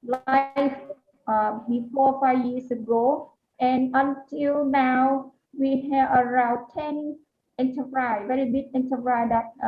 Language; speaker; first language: English; non-native, learner; Vietnamese